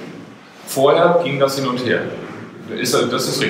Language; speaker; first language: German; native; German